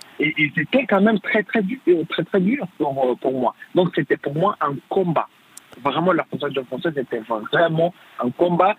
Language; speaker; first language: French; non-native, fluent; Arabic